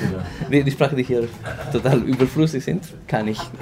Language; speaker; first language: German; non-native, fluent; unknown